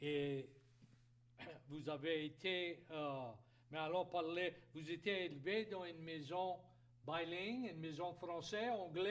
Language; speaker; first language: French; native; French